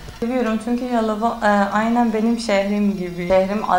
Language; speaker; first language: Turkish; non-native, learner; Persian